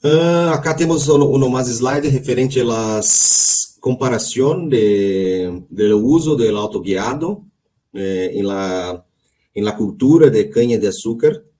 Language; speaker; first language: Spanish; non-native, learner; Portuguese